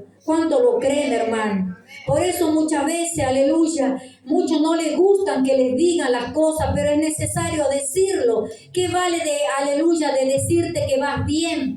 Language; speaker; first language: Spanish; native; Spanish